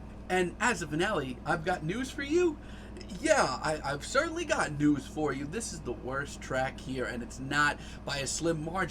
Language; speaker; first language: English; native; English